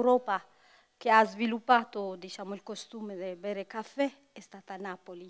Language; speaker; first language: Italian; non-native, fluent; Tigrinya